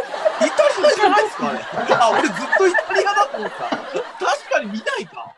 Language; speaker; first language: Japanese; native; Japanese